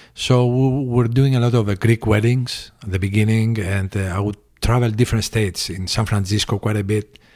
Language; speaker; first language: English; early bilingual, other home language; Greek